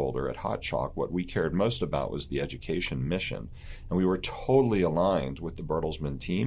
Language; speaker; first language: English; native; English